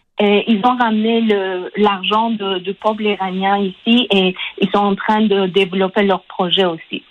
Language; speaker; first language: French; non-native, local second language; Persian